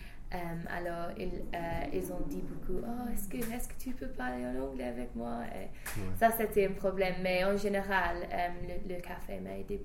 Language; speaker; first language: French; non-native, fluent; English